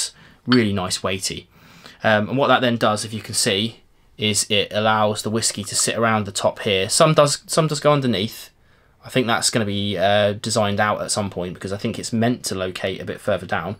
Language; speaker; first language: English; native; English